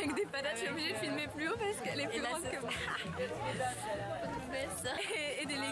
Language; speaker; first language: French; native; French